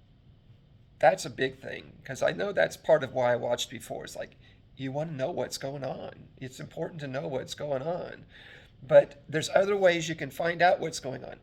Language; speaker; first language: English; native; English